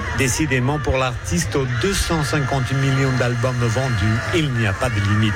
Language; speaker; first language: French; native; French